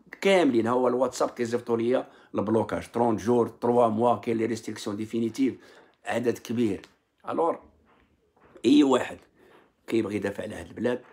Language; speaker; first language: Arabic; native; Arabic